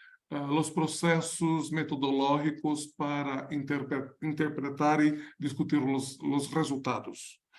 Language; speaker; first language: Spanish; non-native, learner; Portuguese